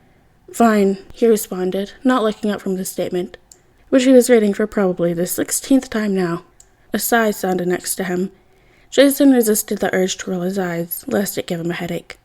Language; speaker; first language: English; native; English